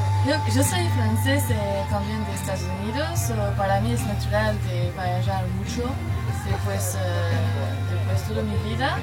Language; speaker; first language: Spanish; non-native, learner; French